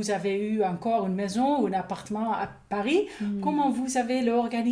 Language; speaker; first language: French; non-native, learner; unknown